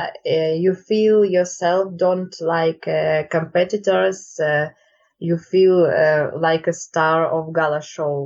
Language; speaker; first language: English; non-native, learner; Russian